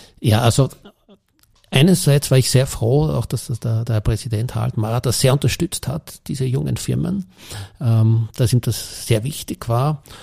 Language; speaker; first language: German; native; German